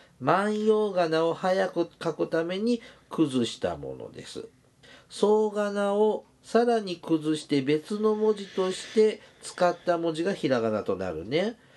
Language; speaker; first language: Japanese; native; Japanese